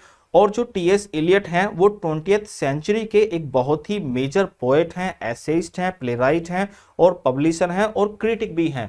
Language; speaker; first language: Hindi; native; Hindi